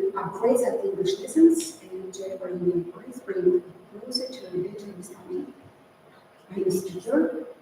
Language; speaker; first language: English; non-native, learner; Kazakh